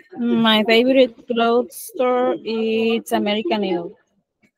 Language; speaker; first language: English; non-native, learner; Spanish